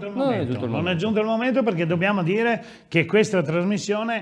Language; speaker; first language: Italian; native; Italian